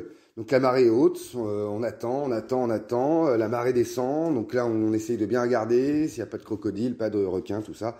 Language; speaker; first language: French; native; French